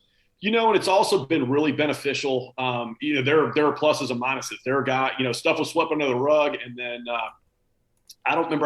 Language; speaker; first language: English; native; English